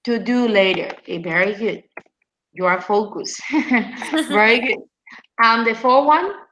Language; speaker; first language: English; non-native, fluent; Spanish